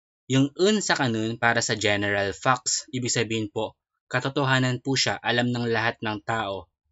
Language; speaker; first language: Filipino; native; Filipino